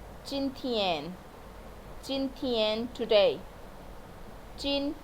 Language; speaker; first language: Chinese; non-native, fluent; Urdu